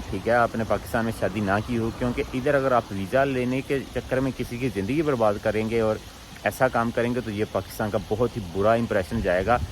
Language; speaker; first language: Urdu; non-native, local second language; Punjabi